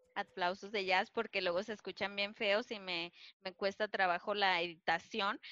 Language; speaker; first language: Spanish; native; Spanish